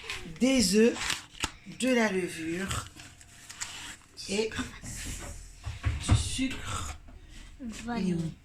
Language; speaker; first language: French; native; French